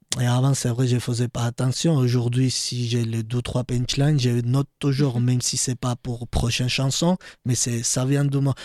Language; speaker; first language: French; non-native, learner; Georgian